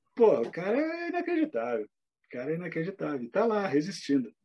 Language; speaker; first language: Portuguese; native; Portuguese